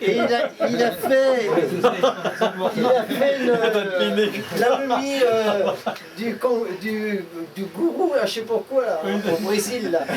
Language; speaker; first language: French; native; French